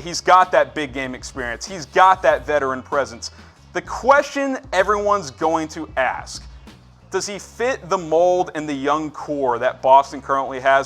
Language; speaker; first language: English; native; English